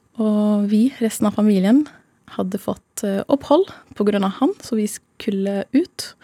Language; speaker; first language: Norwegian; non-native, fluent; Arabic